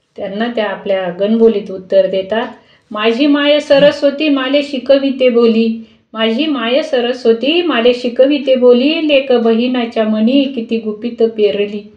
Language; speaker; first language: Marathi; native; Marathi